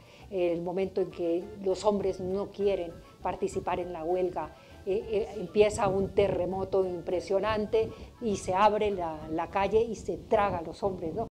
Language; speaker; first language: Spanish; native; Spanish